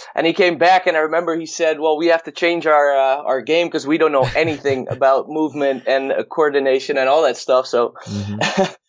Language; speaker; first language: English; non-native, fluent; Dutch